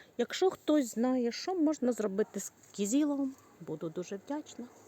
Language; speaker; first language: Ukrainian; native; Ukrainian